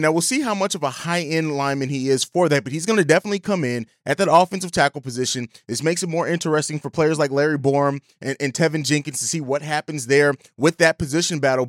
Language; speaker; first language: English; native; English